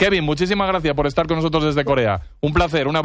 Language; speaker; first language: Spanish; native; Spanish